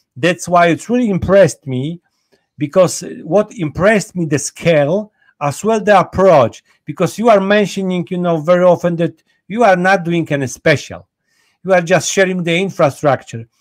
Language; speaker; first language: English; non-native, fluent; Polish